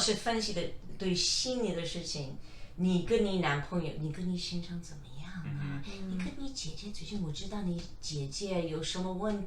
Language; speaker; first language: Chinese; non-native, fluent; English